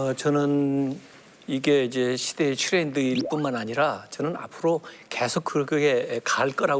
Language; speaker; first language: Korean; native; Korean